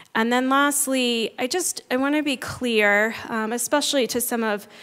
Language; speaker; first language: English; native; English